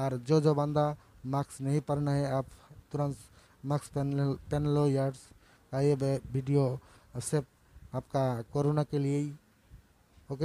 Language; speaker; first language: Hindi; non-native, learner; Bangla